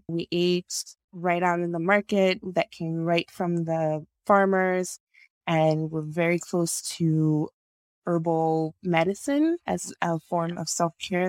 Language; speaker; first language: English; non-native, local second language; Yoruba